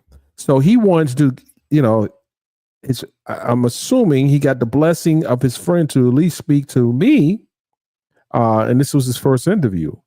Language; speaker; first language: English; native; English